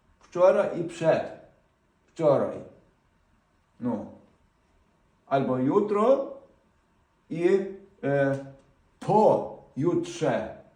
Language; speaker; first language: Polish; non-native, fluent; Ukrainian